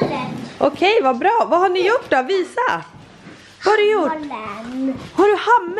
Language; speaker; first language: Swedish; native; Swedish